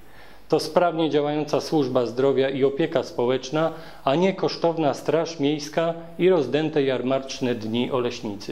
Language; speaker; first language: Polish; native; Polish